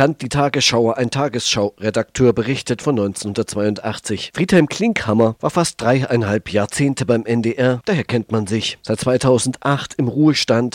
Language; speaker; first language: German; native; German